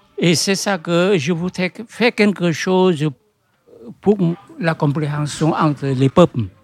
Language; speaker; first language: French; non-native, fluent; Vietnamese